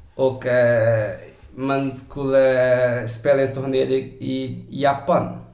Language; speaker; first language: Swedish; non-native, fluent; Portuguese